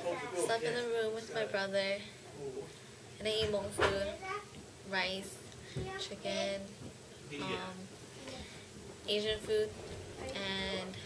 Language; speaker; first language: English; early bilingual, other home language; Hmong